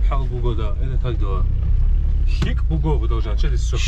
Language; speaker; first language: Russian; non-native, local second language; Avaric